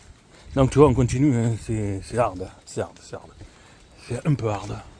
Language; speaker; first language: French; native; French